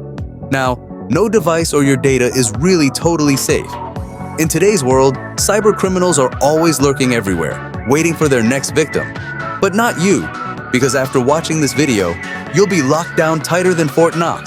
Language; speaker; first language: English; native; English